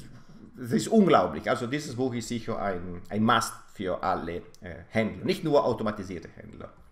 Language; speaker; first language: German; non-native, fluent; Italian